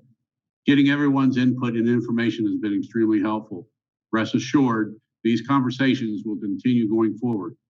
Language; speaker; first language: English; native; English